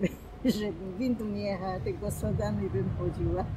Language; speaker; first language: Polish; non-native, local second language; German